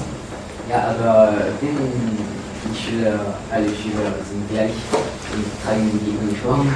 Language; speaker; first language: German; non-native, learner; French